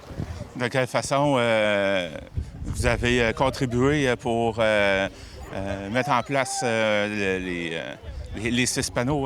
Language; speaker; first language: French; native; French